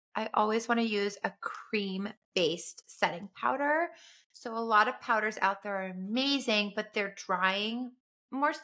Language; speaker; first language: English; native; English